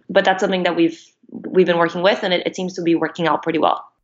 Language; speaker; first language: English; non-native, fluent; Portuguese